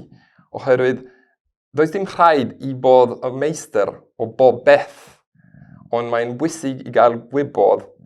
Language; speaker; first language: Welsh; non-native, fluent; Spanish